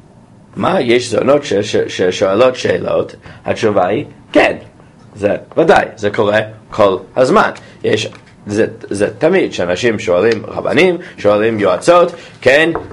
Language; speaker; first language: Hebrew; non-native, fluent; English